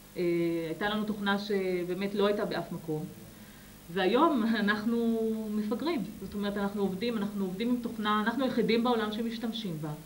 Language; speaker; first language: Hebrew; native; Hebrew